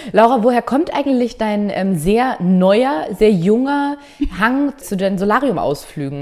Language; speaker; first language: German; native; German